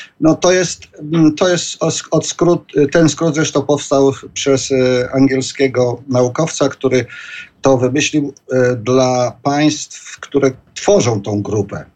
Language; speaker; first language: Polish; native; Polish